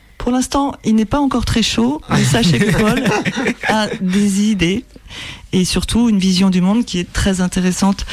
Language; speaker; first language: French; native; French